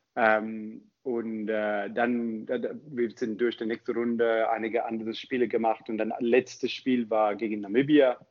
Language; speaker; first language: German; non-native, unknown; English